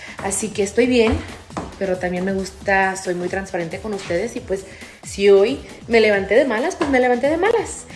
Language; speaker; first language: Spanish; early bilingual, other home language; English